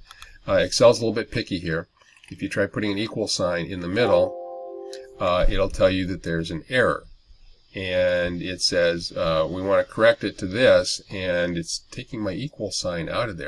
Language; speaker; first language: English; native; English